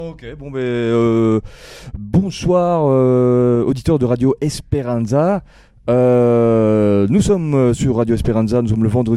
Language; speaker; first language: French; native; French